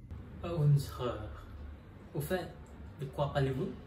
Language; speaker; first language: French; non-native, learner; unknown